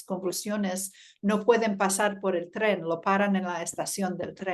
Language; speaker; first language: Spanish; early bilingual, heritage; Spanish